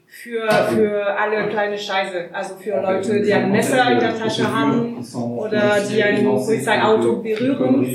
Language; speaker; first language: German; non-native, learner; French